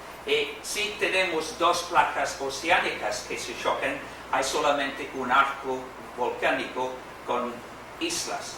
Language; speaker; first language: Spanish; non-native, fluent; English